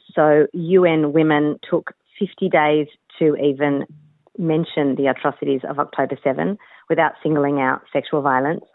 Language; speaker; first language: English; native; English